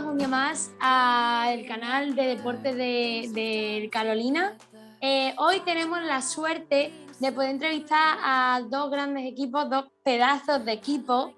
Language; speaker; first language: Spanish; native; Spanish